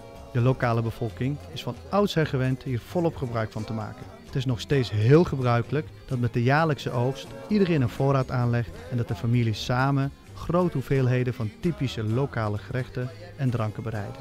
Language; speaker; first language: Dutch; native; Dutch